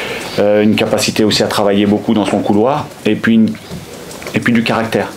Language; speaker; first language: French; native; French